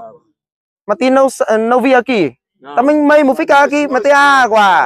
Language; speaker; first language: Portuguese; non-native, learner; Vietnamese